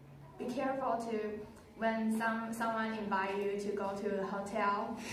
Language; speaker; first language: English; non-native, learner; Chinese